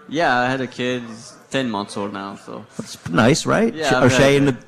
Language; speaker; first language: English; non-native, fluent; French